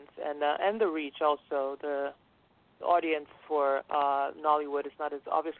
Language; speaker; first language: English; non-native, local second language; Yoruba